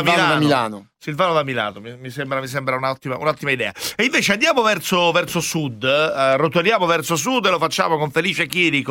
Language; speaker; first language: Italian; native; Italian